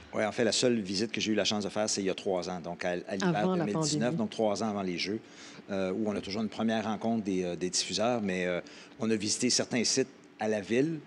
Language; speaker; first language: French; native; French